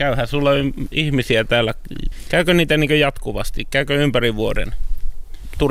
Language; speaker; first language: Finnish; native; Finnish